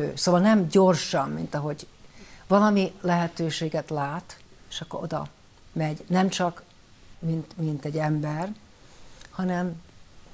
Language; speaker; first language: Hungarian; early bilingual, heritage; Hungarian